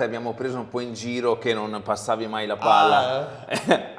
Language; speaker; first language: Italian; native; Italian